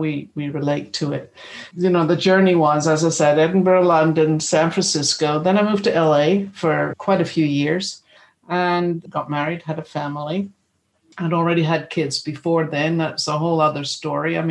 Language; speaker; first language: English; native; English